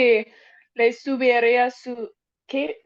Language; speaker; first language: Spanish; non-native, learner; English